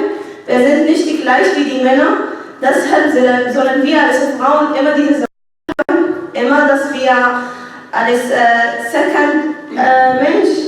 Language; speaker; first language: German; non-native, learner; Arabic